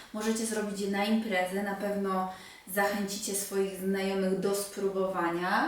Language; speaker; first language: Polish; native; Polish